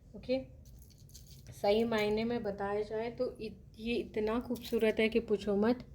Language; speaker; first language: Hindi; non-native, local second language; Telugu